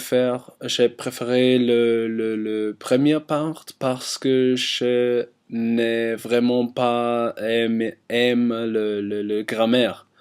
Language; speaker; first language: French; non-native, learner; German